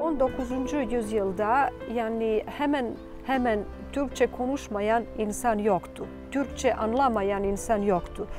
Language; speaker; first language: Turkish; non-native, fluent; Serbian